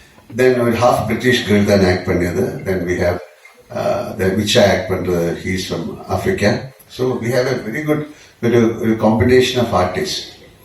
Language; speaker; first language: English; non-native, local second language; Malayalam